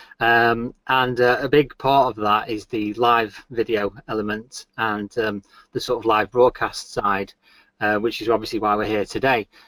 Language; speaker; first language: English; native; English